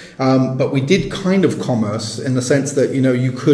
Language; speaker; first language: English; native; English